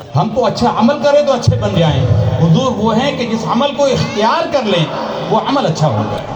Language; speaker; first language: Urdu; non-native, local second language; Punjabi